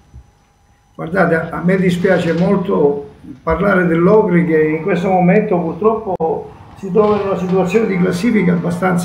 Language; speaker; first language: Italian; native; Italian